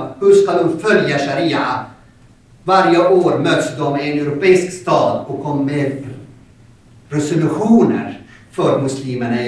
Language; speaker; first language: Swedish; non-native, fluent; Arabic